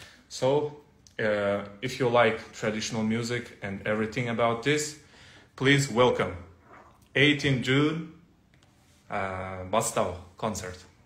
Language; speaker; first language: English; non-native, learner; Kazakh